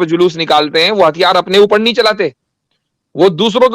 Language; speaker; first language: Hindi; native; Hindi